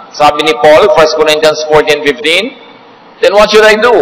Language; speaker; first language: English; non-native, local second language; Filipino